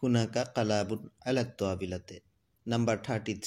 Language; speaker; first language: Arabic; non-native, fluent; Assamese